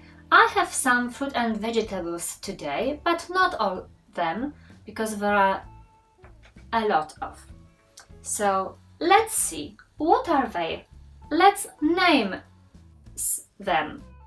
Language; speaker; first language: English; non-native, fluent; Polish